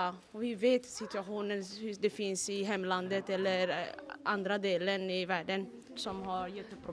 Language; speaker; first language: Swedish; non-native, fluent; Somali